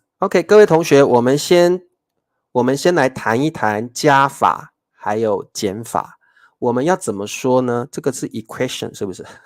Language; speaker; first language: Chinese; native; Chinese